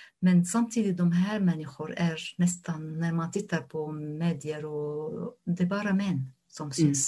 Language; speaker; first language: Swedish; non-native, fluent; Arabic